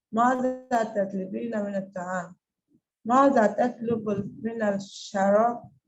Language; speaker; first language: Arabic; non-native, learner; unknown